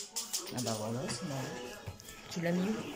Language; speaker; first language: French; native; French